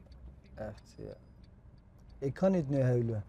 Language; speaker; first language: Dutch; non-native, learner; Turkish